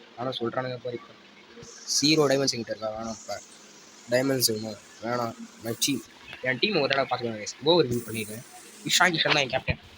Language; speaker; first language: Tamil; non-native, local second language; Urdu